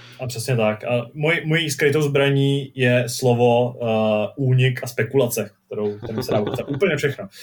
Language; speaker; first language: Czech; native; Czech